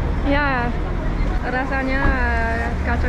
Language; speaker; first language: Indonesian; non-native, fluent; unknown